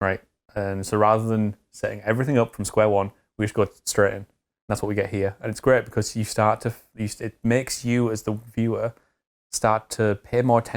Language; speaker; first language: English; native; English